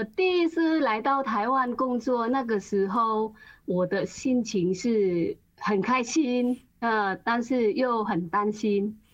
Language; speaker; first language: Chinese; non-native, fluent; Vietnamese